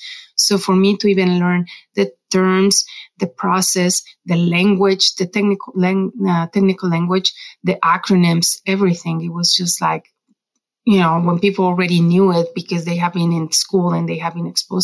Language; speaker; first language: English; non-native, fluent; Spanish